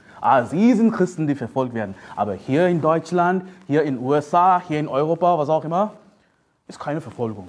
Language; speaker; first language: German; non-native, fluent; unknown